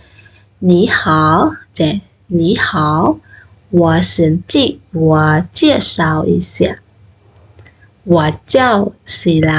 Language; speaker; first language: Chinese; non-native, learner; Khmer